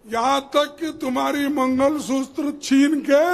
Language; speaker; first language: Hindi; non-native, local second language; Kannada